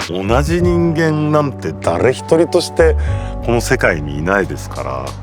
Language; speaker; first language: Japanese; native; Japanese